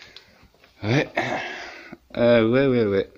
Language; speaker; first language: French; native; French